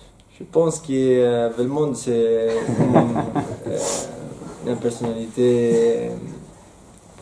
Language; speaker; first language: French; non-native, learner; Spanish